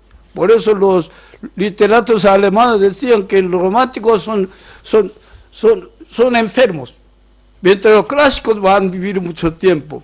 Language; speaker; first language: Spanish; non-native, fluent; Korean